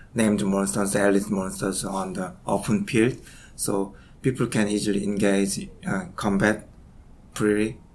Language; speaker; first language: English; non-native, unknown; Korean